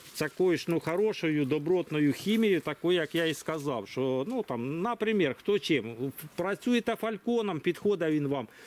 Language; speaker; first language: Ukrainian; non-native, local second language; Russian